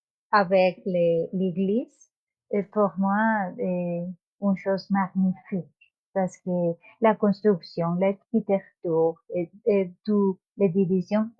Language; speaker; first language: French; non-native, learner; Spanish